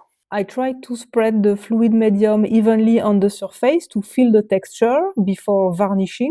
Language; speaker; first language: English; non-native, fluent; French